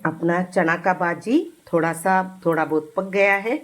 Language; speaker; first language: Hindi; non-native, local second language; Malayalam